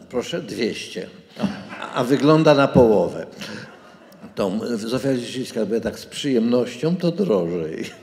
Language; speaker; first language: Polish; native; Polish